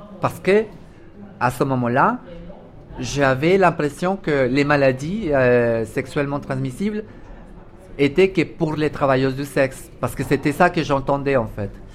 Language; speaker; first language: French; non-native, fluent; Spanish